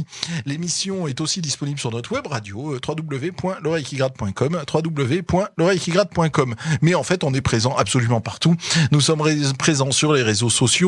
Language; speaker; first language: French; native; French